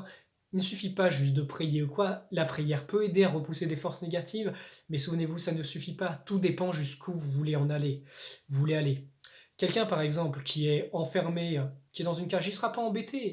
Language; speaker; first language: French; native; French